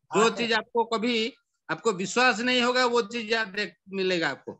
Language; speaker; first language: Hindi; non-native, local second language; Odia